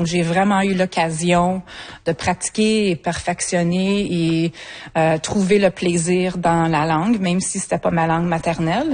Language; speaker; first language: French; native; French